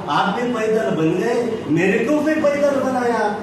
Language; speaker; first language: Hindi; non-native, local second language; Marathi